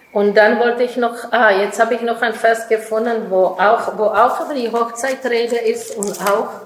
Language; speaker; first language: German; non-native, fluent; Czech